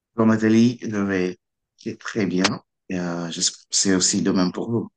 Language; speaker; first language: French; non-native, local second language; Lingala